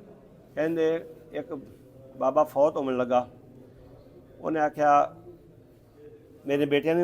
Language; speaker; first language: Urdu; non-native, local second language; Punjabi